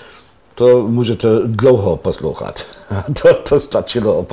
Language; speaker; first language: Czech; non-native, fluent; German